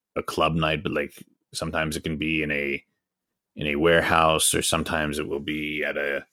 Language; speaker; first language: English; native; English